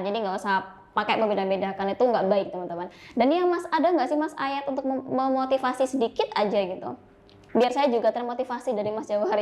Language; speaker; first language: Indonesian; native; Indonesian